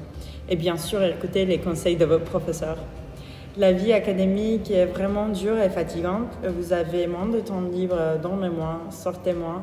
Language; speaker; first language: French; non-native, fluent; Turkish